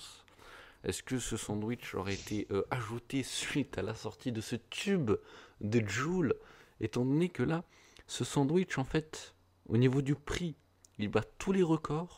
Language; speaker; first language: French; native; French